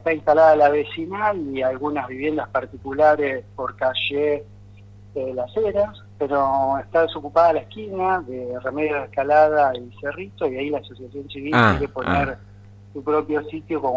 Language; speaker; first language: Spanish; native; Spanish